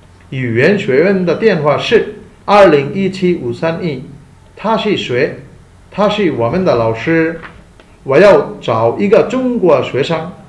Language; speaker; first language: Chinese; non-native, fluent; Bangla